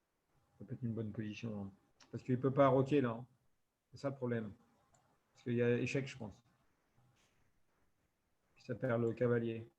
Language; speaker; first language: French; native; French